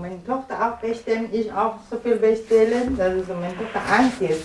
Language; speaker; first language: German; non-native, learner; Turkish